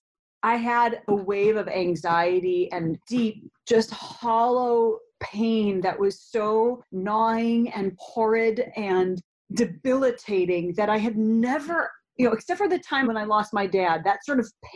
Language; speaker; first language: English; native; English